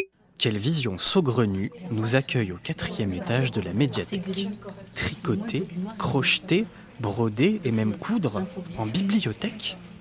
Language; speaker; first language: French; native; French